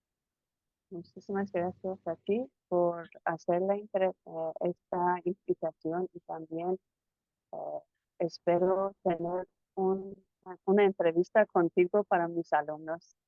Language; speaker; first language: Spanish; non-native, fluent; Persian